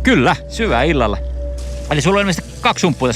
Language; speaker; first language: Finnish; native; Finnish